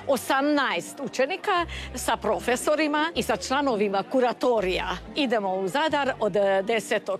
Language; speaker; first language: Serbian; early bilingual, heritage; Croatian